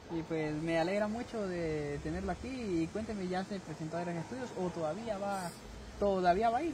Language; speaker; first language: Spanish; native; Spanish